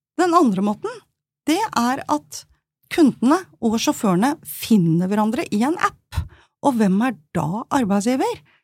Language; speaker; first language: Norwegian; native; Norwegian